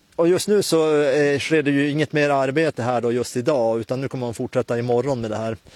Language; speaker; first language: Swedish; native; Swedish